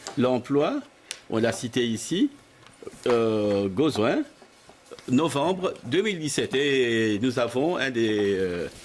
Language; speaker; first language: French; non-native, local second language; Lingala